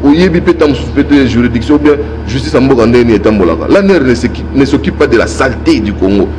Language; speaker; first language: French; non-native, local second language; Lingala